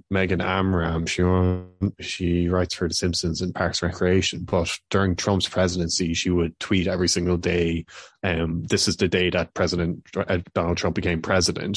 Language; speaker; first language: English; native; English